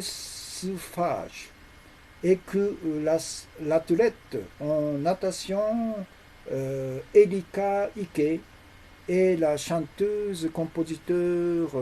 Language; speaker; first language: French; non-native, learner; Japanese